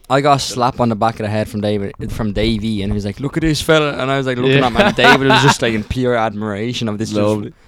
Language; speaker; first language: English; early bilingual, other home language; Italian